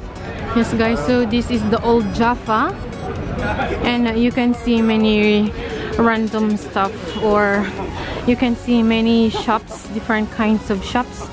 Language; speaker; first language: English; non-native, local second language; Filipino